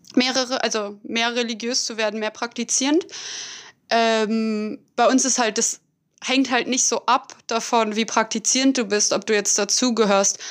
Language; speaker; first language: German; native; German